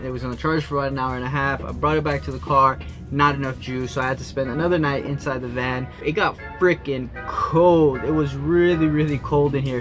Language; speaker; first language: English; native; English